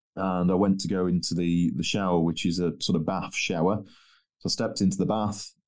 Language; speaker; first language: English; native; English